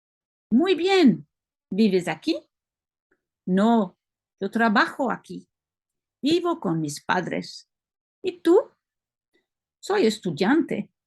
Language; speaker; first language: Spanish; non-native, learner; French